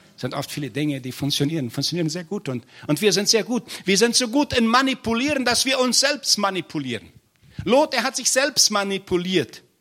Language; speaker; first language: German; non-native, fluent; Portuguese